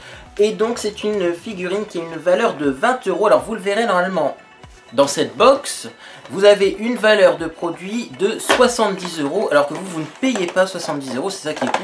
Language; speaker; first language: French; native; French